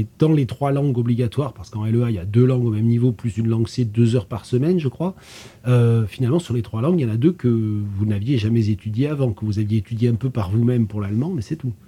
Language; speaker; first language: French; native; French